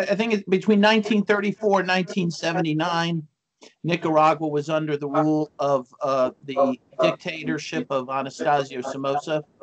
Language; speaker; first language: English; native; English